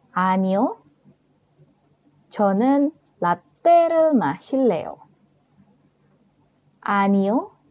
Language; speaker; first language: Korean; non-native, fluent; Indonesian